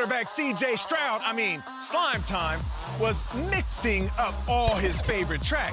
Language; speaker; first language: English; native; English